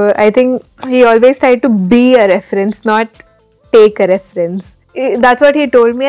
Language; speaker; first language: Tamil; non-native, learner; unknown